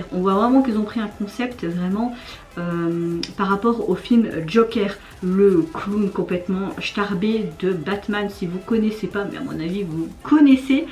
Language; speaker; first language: French; native; French